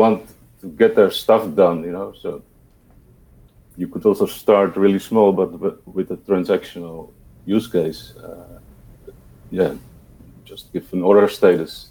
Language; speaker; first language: English; non-native, fluent; Dutch